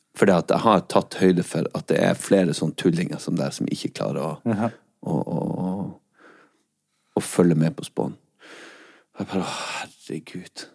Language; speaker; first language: Norwegian; native; Norwegian